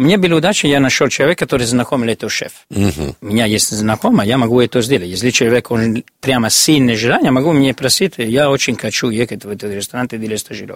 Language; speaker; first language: Russian; non-native, learner; Italian